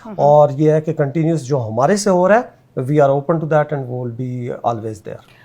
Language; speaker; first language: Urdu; non-native, local second language; Pashto